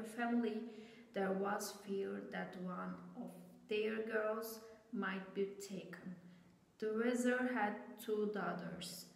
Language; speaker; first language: English; non-native, learner; Turkish